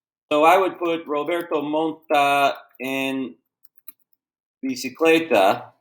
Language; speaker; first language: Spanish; non-native, fluent; English